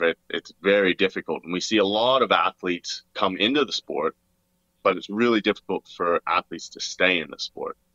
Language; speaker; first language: English; native; English